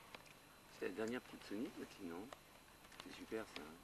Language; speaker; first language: French; native; French